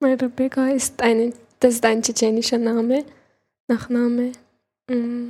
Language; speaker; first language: German; early bilingual, other home language; Chechen